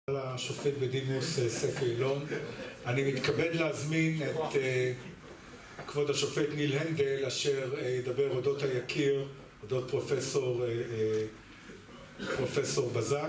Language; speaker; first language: Hebrew; native; Hebrew